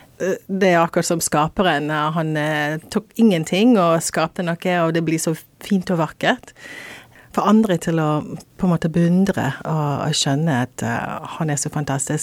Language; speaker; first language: Norwegian; non-native, fluent; English